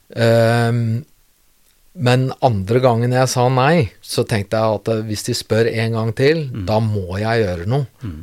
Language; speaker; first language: Norwegian; native; Norwegian